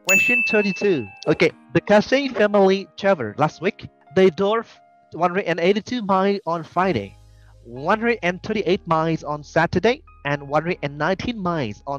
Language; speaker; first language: English; non-native, fluent; Vietnamese